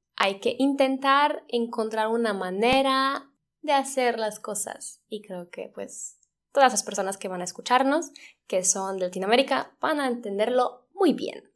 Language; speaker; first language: Spanish; non-native, fluent; Polish